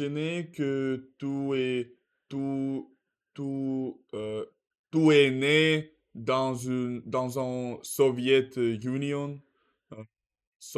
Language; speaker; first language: French; non-native, learner; Russian